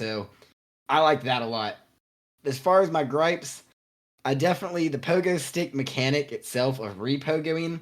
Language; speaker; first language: English; native; English